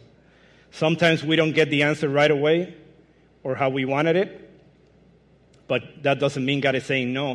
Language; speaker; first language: English; non-native, fluent; Spanish